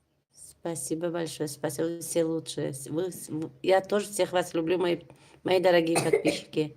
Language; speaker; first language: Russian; non-native, local second language; Tajik